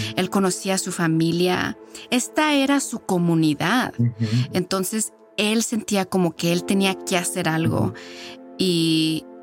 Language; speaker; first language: Spanish; early bilingual, heritage; Spanish